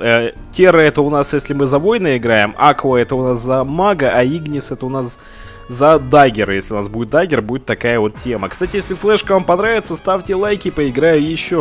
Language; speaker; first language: Russian; native; Russian